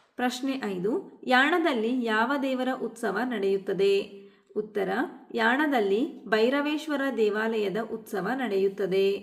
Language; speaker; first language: Kannada; native; Kannada